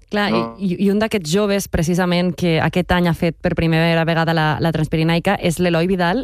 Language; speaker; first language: Catalan; native; Catalan